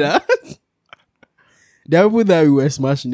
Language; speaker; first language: English; non-native, local second language; Akan